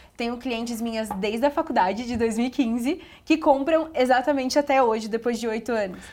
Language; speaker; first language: Portuguese; native; Portuguese